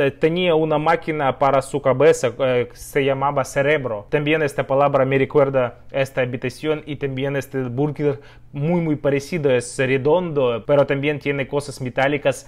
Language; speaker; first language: Spanish; non-native, learner; Russian